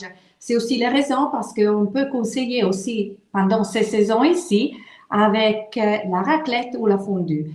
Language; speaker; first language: French; non-native, local second language; Italian